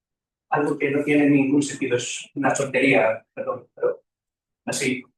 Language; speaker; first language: Spanish; non-native, fluent; Greek